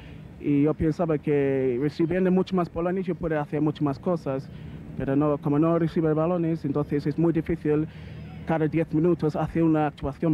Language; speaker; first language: Spanish; non-native, learner; English